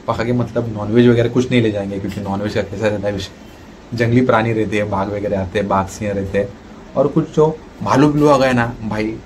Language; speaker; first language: Hindi; non-native, local second language; Marathi